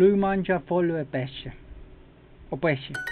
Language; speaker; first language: Italian; non-native, learner; Spanish